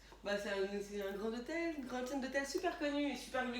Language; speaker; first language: French; native; French